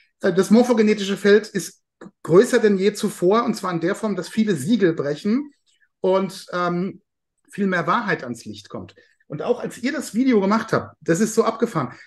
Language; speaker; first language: German; native; German